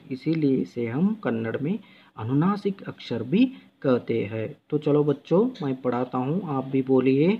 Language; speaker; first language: Hindi; non-native, local second language; Kannada